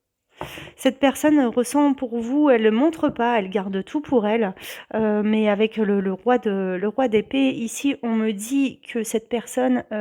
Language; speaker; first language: French; native; French